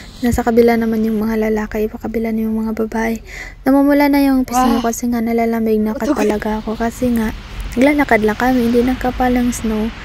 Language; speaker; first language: Filipino; non-native, local second language; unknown